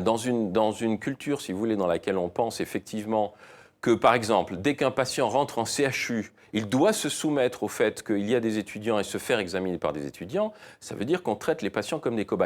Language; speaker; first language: French; native; French